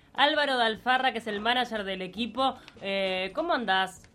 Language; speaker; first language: Spanish; native; Spanish